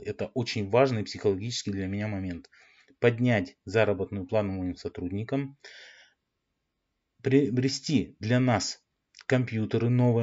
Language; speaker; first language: Russian; native; Russian